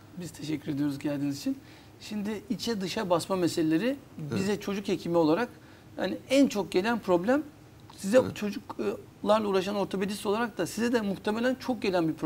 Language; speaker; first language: Turkish; native; Turkish